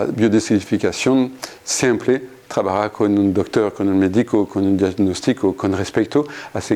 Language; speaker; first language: Spanish; non-native, fluent; French